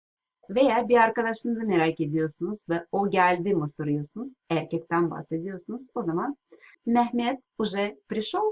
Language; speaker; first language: Turkish; non-native, fluent; Russian